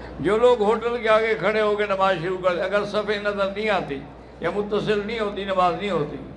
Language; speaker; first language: Urdu; native; Urdu